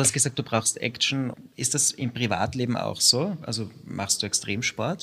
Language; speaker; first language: German; native; German